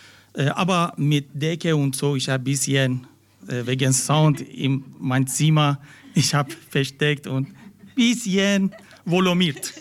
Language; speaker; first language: German; non-native, learner; Persian